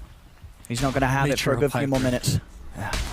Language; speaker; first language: English; native; English